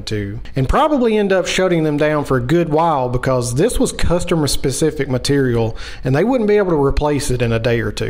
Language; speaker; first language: English; native; English